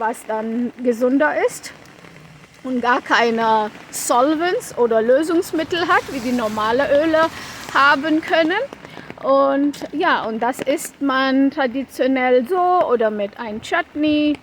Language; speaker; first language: German; non-native, fluent; Konkani